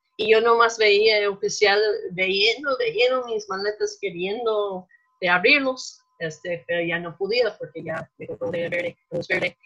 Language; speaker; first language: Spanish; non-native, fluent; English